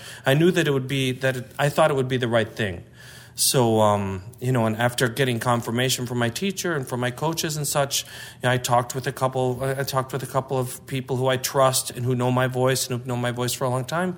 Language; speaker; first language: English; native; English